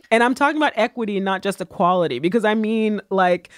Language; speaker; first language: English; early bilingual, other home language; Haitian Creole